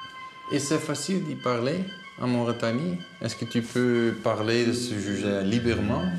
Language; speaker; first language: French; non-native, learner; Dutch